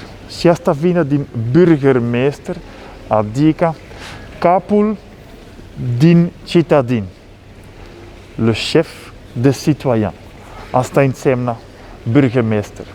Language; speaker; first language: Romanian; non-native, learner; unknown